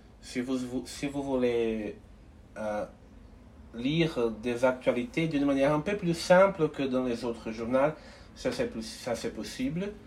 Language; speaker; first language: French; non-native, learner; Portuguese